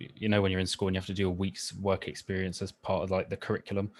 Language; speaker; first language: English; native; English